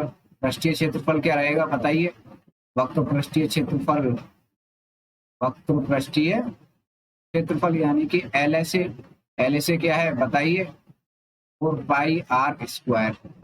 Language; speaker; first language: Hindi; native; Hindi